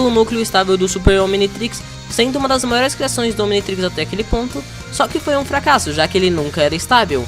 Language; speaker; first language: Portuguese; native; Portuguese